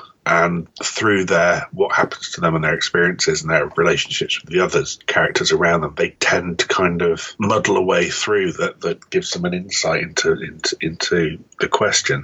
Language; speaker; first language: English; native; English